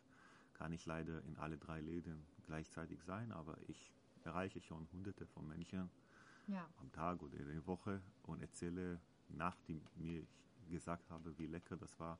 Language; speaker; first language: German; non-native, learner; Hebrew